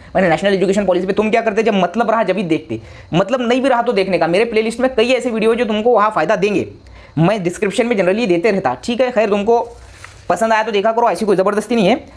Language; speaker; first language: Hindi; non-native, local second language; Urdu